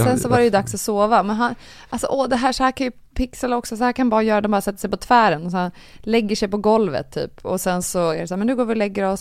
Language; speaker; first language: Swedish; native; Swedish